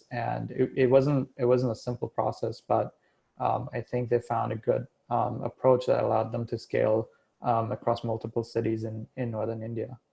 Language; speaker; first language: English; non-native, fluent; German